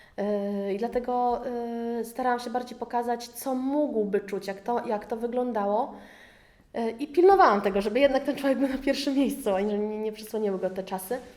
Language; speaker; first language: Polish; native; Polish